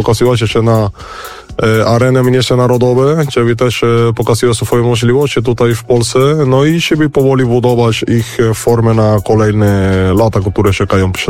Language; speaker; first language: Polish; non-native, fluent; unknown